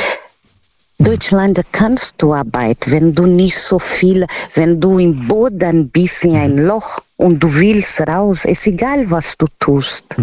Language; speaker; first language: German; non-native, learner; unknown